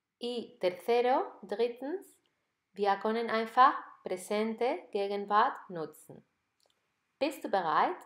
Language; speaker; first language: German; non-native, fluent; Spanish